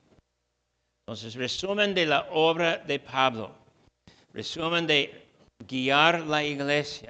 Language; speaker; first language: Spanish; non-native, fluent; English